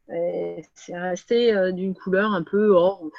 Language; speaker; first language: French; native; French